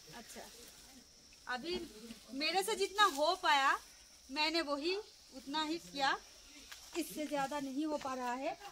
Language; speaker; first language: Hindi; non-native, local second language; Bangla